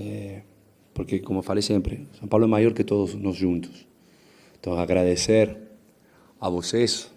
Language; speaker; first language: Portuguese; non-native, fluent; Spanish